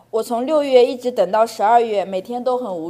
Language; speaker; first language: Chinese; native; Chinese